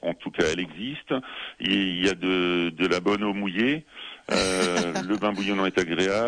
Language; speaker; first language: French; native; French